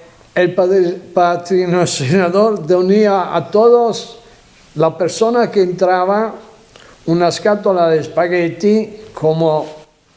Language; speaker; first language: Spanish; non-native, learner; Italian